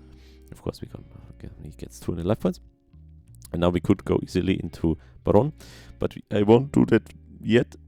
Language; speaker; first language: English; non-native, fluent; German